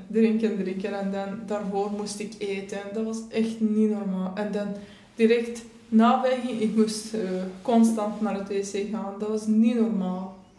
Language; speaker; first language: Dutch; non-native, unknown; Persian